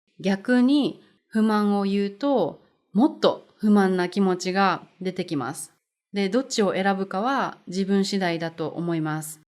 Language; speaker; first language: Japanese; native; Japanese